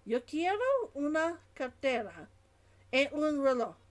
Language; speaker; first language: Spanish; non-native, learner; English